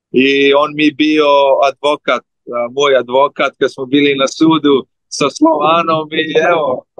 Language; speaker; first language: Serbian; early bilingual, heritage; Slovenian